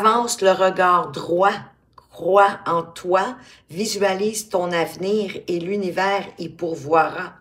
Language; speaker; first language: French; native; French